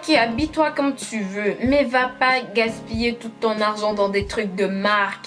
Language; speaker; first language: French; native; French